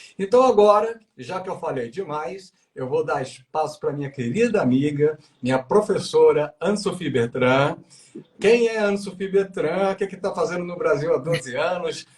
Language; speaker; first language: Portuguese; native; Portuguese